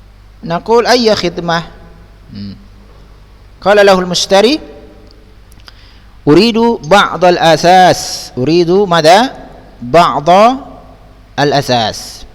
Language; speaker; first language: Arabic; non-native, fluent; Indonesian